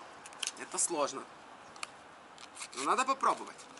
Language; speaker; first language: Russian; native; Russian